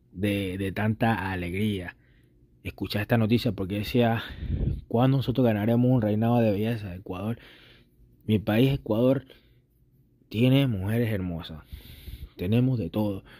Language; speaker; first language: Spanish; native; Spanish